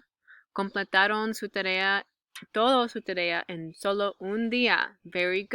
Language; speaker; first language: Spanish; non-native, learner; English